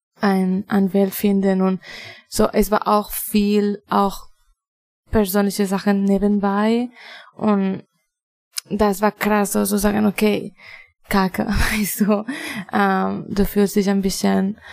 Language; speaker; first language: German; non-native, fluent; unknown